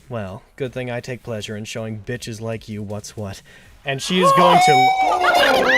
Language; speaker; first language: English; native; English